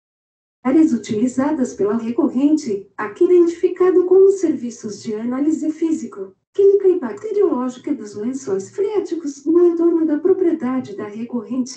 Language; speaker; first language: Portuguese; native; Portuguese